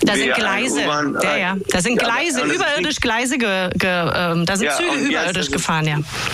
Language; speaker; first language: German; native; German